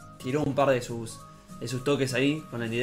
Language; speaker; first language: Spanish; native; Spanish